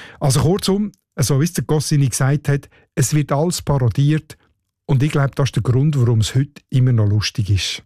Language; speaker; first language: German; native; German